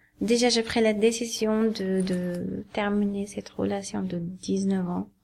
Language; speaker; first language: French; non-native, fluent; Arabic